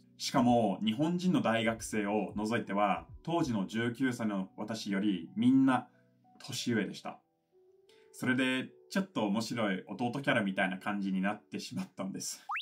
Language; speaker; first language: Japanese; non-native, fluent; English